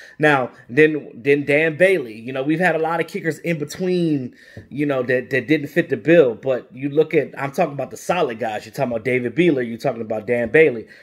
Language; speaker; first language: English; native; English